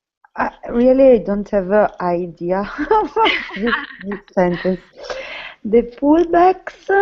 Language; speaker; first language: English; non-native, learner; Italian